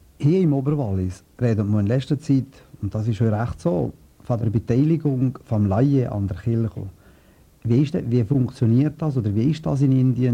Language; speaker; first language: German; native; German